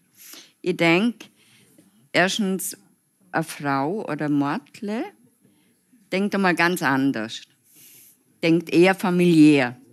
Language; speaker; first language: German; non-native, fluent; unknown